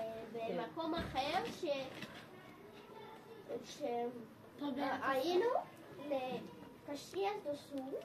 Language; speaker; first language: Hebrew; non-native, learner; Portuguese